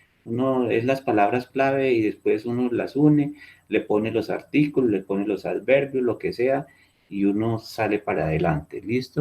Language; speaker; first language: Spanish; native; Spanish